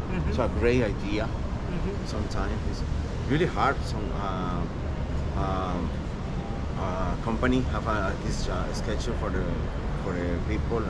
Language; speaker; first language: English; non-native, learner; Spanish